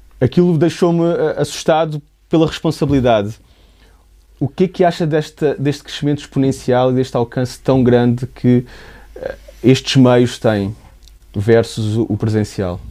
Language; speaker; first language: Portuguese; native; Portuguese